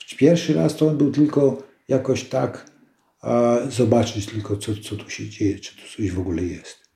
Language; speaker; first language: Polish; native; Polish